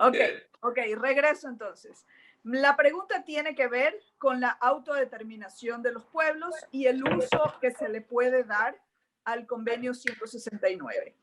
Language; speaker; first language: Spanish; native; Spanish